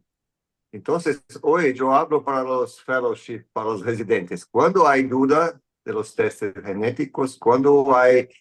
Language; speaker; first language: Spanish; non-native, fluent; Portuguese